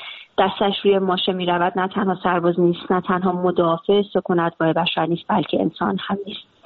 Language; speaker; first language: Persian; native; Persian